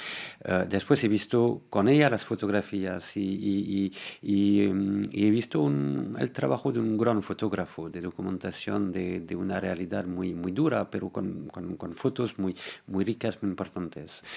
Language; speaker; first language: Spanish; non-native, fluent; French